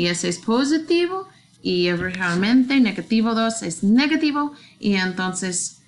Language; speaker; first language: Spanish; non-native, learner; English